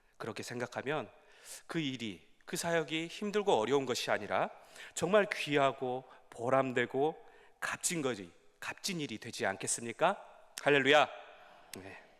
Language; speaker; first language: Korean; native; Korean